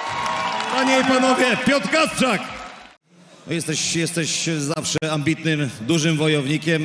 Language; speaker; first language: Polish; native; Polish